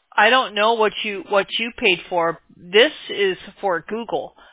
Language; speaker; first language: English; native; English